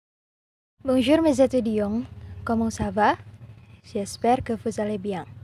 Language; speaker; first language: French; non-native, learner; Indonesian